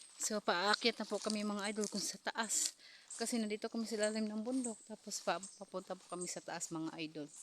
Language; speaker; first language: Filipino; non-native, local second language; Cebuano